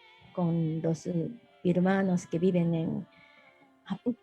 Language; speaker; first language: Spanish; non-native, learner; Japanese